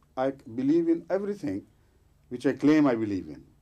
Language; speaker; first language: English; non-native, local second language; Punjabi